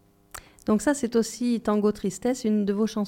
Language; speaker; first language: French; native; French